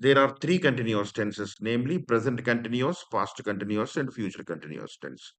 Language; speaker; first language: English; non-native, local second language; Telugu